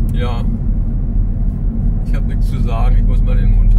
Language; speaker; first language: German; native; German